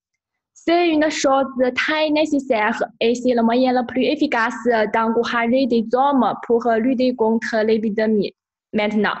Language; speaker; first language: French; non-native, fluent; Chinese